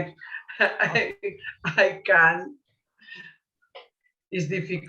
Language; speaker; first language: English; non-native, learner; Spanish